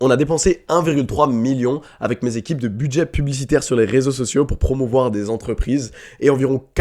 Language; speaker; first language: French; native; French